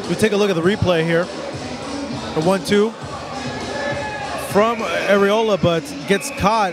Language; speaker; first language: English; native; English